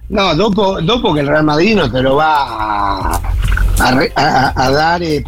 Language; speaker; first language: Italian; non-native, fluent; Spanish